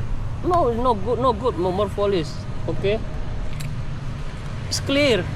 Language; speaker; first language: English; non-native, learner; Indonesian